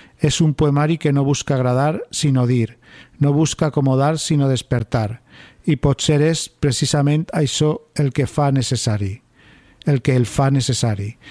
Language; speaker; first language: Catalan; non-native, local second language; Spanish